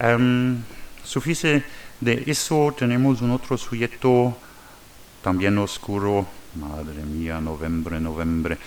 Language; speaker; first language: Spanish; non-native, learner; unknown